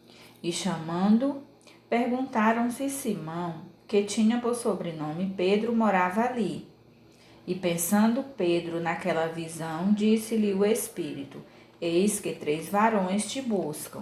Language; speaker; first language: Portuguese; native; Portuguese